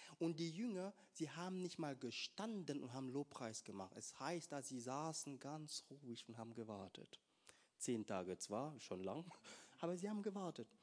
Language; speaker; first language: German; non-native, fluent; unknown